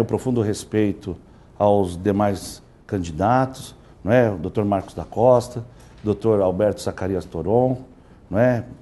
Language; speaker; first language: Portuguese; native; Portuguese